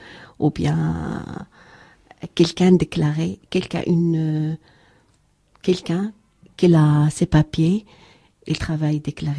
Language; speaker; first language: French; non-native, learner; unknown